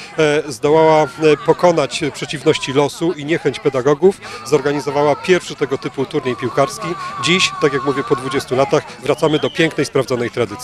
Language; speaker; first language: Polish; native; Polish